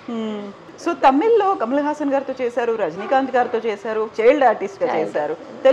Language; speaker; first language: Telugu; native; Telugu